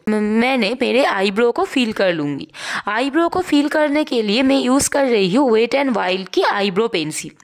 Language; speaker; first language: Hindi; non-native, local second language; Bangla